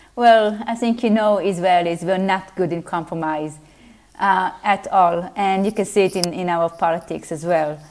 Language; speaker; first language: English; non-native, fluent; Hebrew